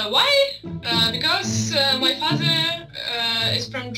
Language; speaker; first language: English; non-native, learner; Russian